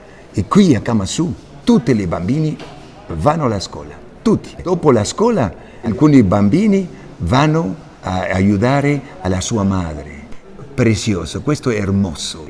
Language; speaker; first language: Italian; non-native, fluent; Spanish